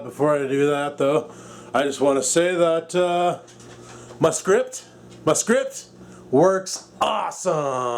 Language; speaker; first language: English; native; English